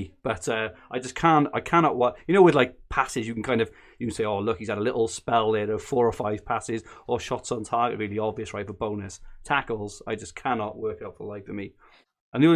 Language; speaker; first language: English; native; English